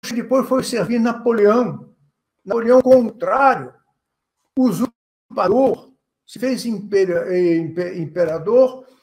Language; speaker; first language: Portuguese; native; Portuguese